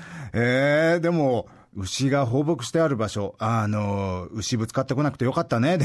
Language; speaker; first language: Japanese; native; Japanese